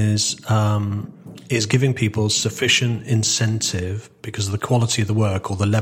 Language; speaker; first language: English; native; English